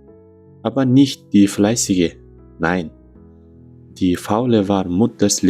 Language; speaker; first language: German; non-native, learner; Uzbek